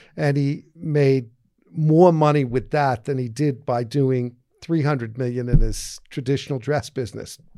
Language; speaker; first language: English; native; English